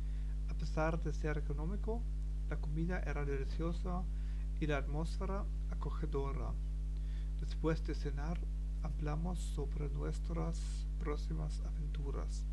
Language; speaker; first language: Spanish; non-native, learner; German